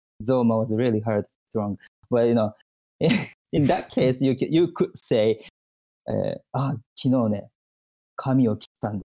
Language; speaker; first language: English; non-native, learner; Japanese